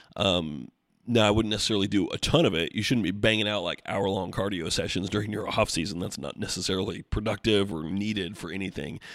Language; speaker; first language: English; native; English